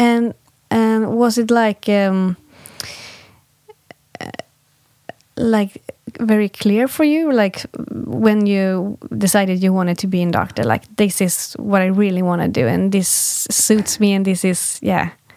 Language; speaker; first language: English; non-native, fluent; Swedish